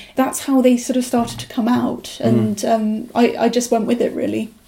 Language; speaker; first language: English; native; English